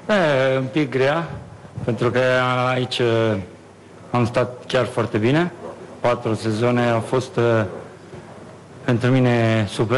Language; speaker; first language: Romanian; non-native, learner; Italian